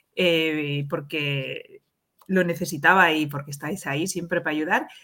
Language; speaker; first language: Spanish; native; Spanish